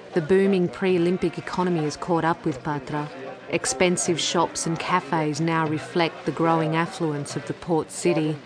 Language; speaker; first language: English; early bilingual, other home language; Greek